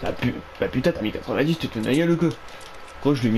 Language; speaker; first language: French; native; French